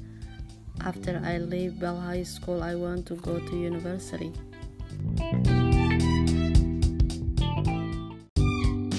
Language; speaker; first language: English; non-native, learner; Somali